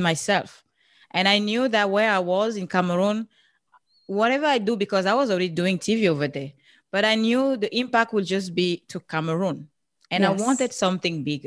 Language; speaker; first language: English; non-native, local second language; French